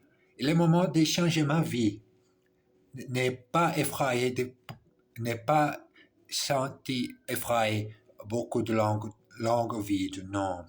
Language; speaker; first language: French; non-native, learner; English